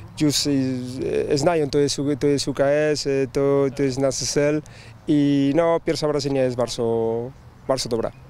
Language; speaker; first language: Polish; non-native, learner; Spanish